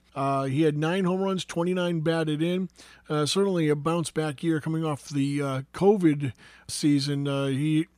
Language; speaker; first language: English; native; English